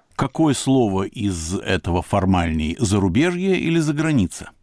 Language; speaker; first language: Russian; native; Russian